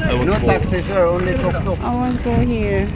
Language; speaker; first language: English; non-native, learner; Korean